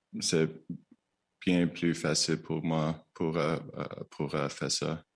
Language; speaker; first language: French; non-native, learner; English